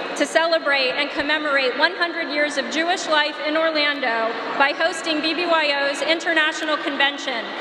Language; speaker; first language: English; native; English